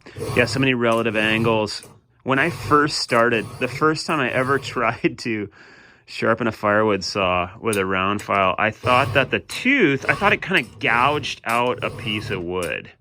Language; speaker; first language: English; native; English